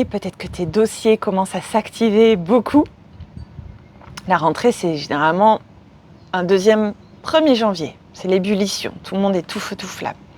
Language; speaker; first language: French; native; French